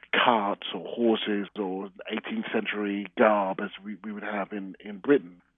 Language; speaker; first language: English; native; English